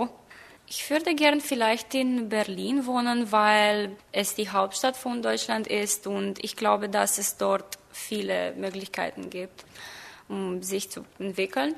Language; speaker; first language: German; non-native, fluent; Romanian